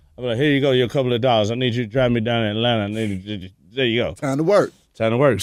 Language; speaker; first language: English; native; English